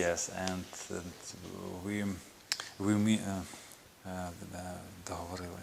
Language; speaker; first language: English; non-native, learner; Ukrainian